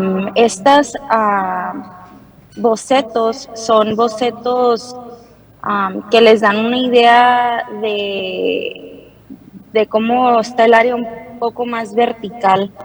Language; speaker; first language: Spanish; early bilingual, heritage; Spanish